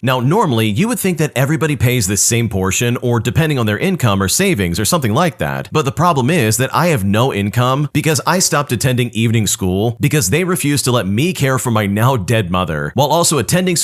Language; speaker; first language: English; native; English